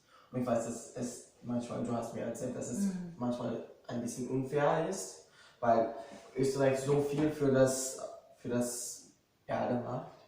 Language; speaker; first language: German; non-native, fluent; Portuguese